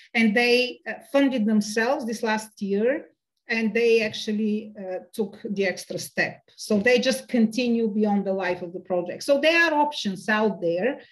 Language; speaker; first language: English; non-native, fluent; Bulgarian